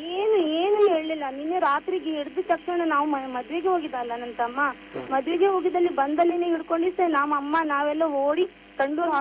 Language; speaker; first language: Kannada; non-native, local second language; Urdu